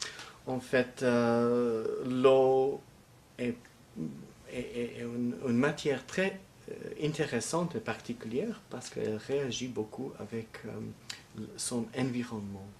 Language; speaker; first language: French; non-native, fluent; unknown